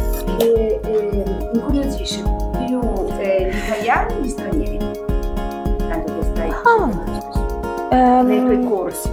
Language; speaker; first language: Italian; native; Italian